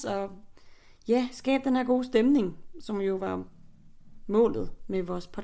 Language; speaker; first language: Danish; native; Danish